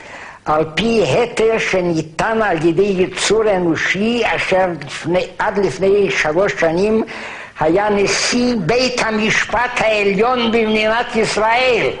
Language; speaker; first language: Hebrew; non-native, fluent; German